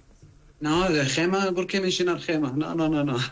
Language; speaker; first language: Spanish; non-native, learner; Arabic